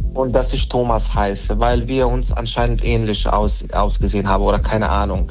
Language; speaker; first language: German; non-native, fluent; Bosnian